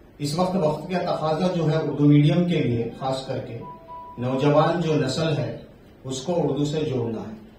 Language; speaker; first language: Urdu; native; Urdu